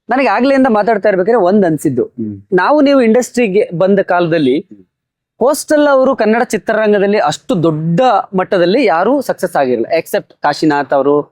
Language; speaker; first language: Kannada; native; Kannada